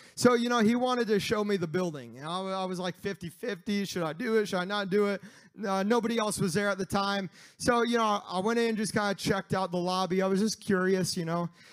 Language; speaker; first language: English; native; English